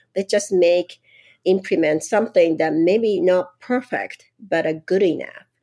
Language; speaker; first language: English; non-native, fluent; Japanese